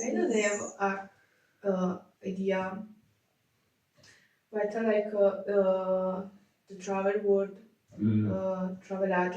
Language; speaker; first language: English; non-native, learner; Italian